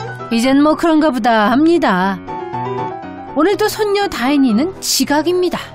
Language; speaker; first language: Korean; native; Korean